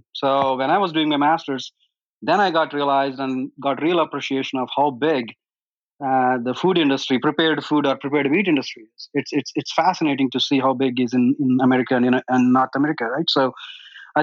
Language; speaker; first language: English; non-native, local second language; Telugu